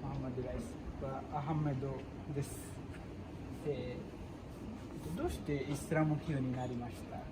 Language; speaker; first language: Japanese; non-native, fluent; Bangla